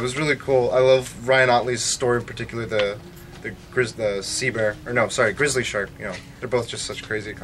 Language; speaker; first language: English; native; English